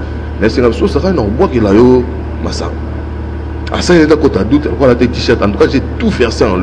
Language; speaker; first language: French; non-native, local second language; Lingala